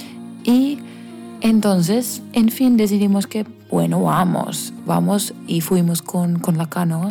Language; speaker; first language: Spanish; non-native, fluent; Finnish